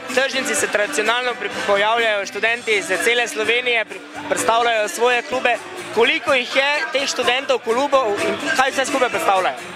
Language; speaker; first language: Slovenian; native; Slovenian